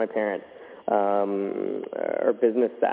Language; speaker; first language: English; native; English